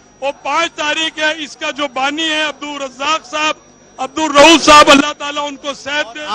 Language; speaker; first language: Urdu; native; Urdu